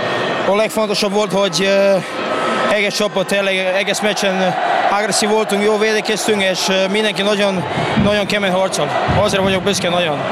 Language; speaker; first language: Hungarian; non-native, learner; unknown